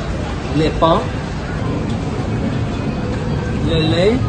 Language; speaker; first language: French; non-native, learner; Malay